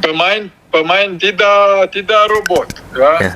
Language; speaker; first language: Indonesian; non-native, learner; Romanian